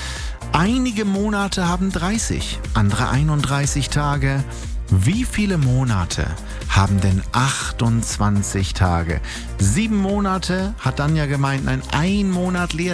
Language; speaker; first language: German; native; German